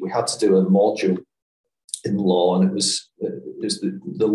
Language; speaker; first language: English; native; English